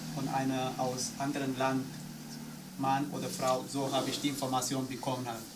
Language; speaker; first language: German; non-native, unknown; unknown